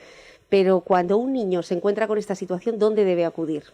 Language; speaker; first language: Spanish; native; Spanish